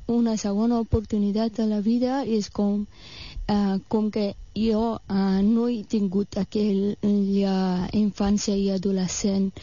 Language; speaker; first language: Catalan; non-native, fluent; Persian